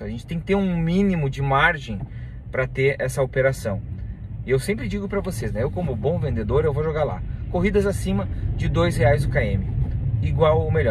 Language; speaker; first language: Portuguese; native; Portuguese